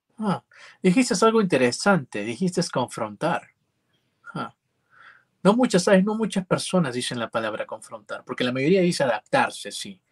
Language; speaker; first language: Spanish; native; Spanish